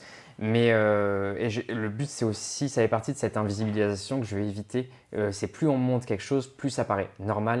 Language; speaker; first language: French; native; French